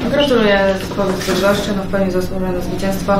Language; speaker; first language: Polish; native; Polish